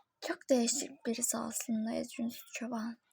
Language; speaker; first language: Turkish; native; Turkish